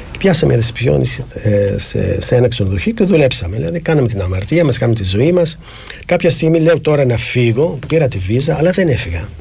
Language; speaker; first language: Greek; non-native, fluent; Arabic